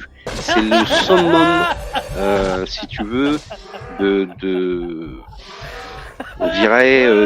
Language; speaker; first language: French; native; French